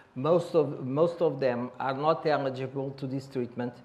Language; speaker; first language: English; non-native, learner; Portuguese